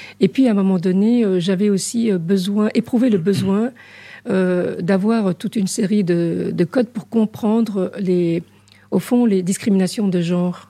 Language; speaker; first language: French; early bilingual, other home language; Arabic